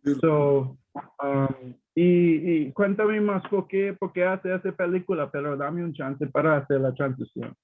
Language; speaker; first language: Spanish; non-native, learner; English